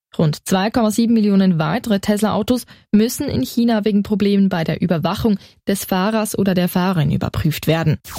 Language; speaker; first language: German; native; German